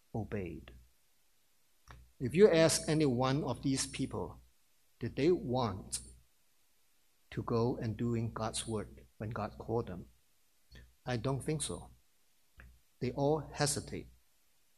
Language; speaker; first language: English; non-native, local second language; Cantonese